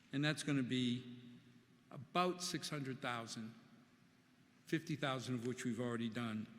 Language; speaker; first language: English; early bilingual, other home language; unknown